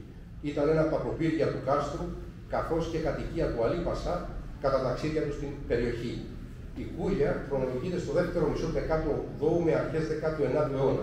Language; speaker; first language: Greek; native; Greek